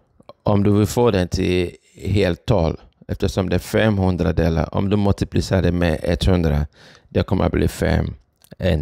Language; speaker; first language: Swedish; non-native, fluent; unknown